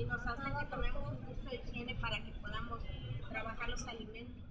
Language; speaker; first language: Spanish; native; Spanish